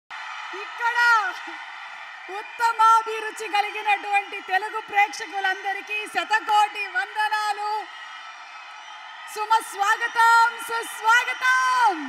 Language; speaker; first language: Telugu; native; Telugu